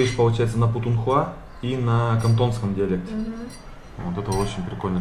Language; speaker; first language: Russian; native; Russian